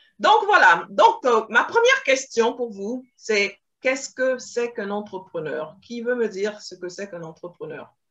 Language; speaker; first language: French; early bilingual, other home language; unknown